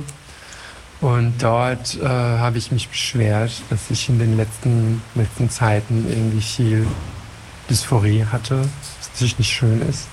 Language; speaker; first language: German; non-native, fluent; French